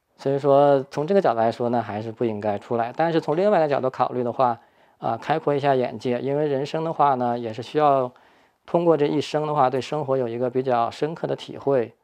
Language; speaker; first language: Chinese; native; Chinese